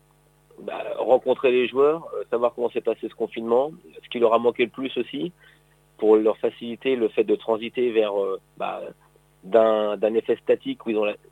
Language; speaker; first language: French; native; French